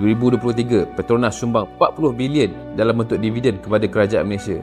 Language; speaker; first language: Malay; native; Malay